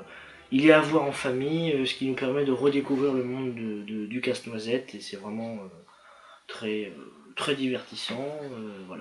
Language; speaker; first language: French; native; French